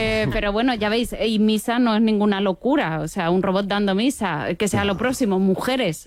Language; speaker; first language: Spanish; native; Spanish